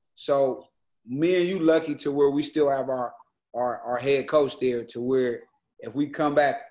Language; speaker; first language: English; native; English